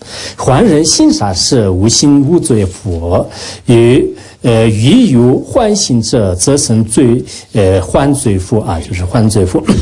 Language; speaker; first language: Chinese; non-native, local second language; Tibetan